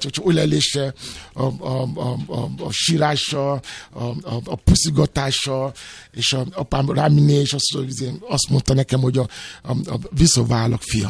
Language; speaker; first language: Hungarian; non-native, learner; Yoruba